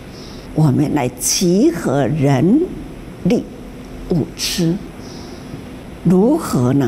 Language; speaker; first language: Chinese; native; Chinese